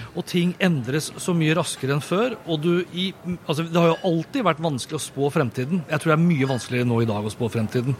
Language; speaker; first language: Norwegian; native; Norwegian